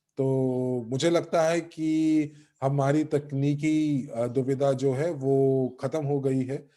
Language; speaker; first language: Hindi; native; Hindi